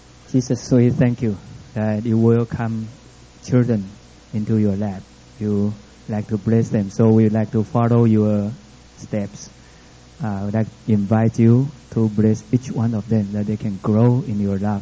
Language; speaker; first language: English; non-native, fluent; Min Nan Chinese